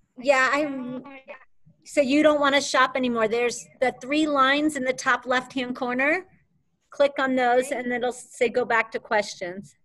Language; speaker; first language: English; native; English